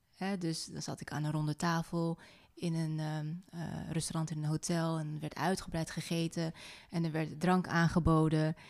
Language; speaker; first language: Dutch; native; Dutch